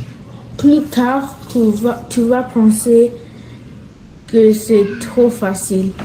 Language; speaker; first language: French; non-native, learner; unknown